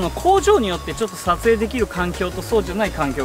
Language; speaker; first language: Japanese; native; Japanese